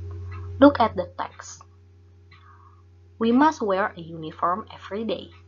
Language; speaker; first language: English; non-native, fluent; Indonesian